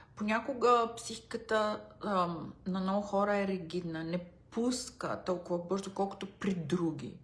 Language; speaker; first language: Bulgarian; early bilingual, heritage; Bulgarian